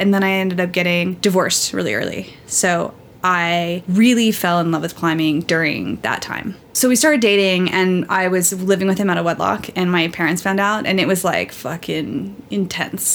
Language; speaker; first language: English; native; English